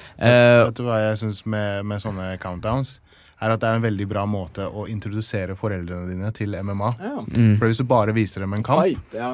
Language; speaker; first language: Norwegian; non-native, fluent; English